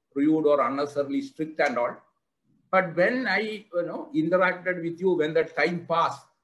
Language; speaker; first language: English; non-native, local second language; Malayalam